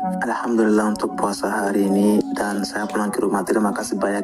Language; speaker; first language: Indonesian; non-native, learner; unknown